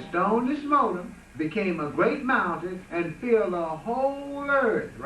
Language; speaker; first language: English; native; English